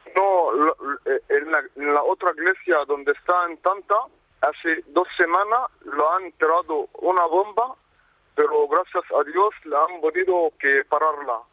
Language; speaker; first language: Spanish; non-native, learner; Arabic